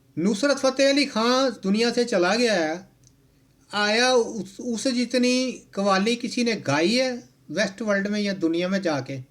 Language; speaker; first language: Urdu; non-native, local second language; Punjabi